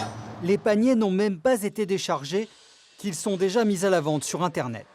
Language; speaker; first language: French; native; French